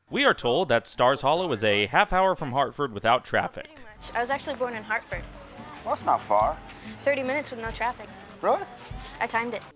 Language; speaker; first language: English; native; English